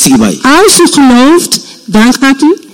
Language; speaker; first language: Dutch; non-native, local second language; Papiamento